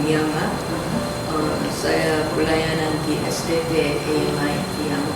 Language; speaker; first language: Indonesian; non-native, learner; Korean